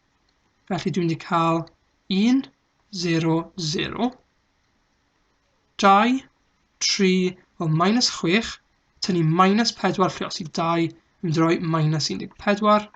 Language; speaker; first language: Welsh; native; Welsh